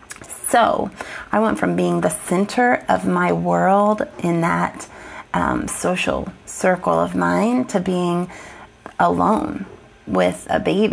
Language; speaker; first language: English; native; English